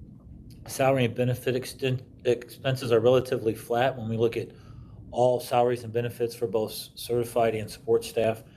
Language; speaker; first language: English; native; English